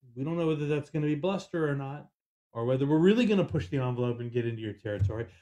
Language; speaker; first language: English; native; English